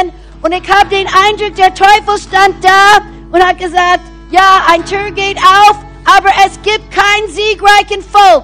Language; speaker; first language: German; non-native, fluent; English